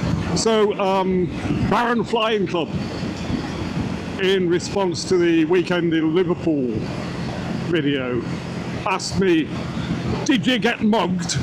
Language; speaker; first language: English; native; English